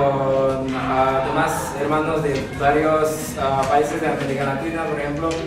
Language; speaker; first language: Spanish; non-native, fluent; Javanese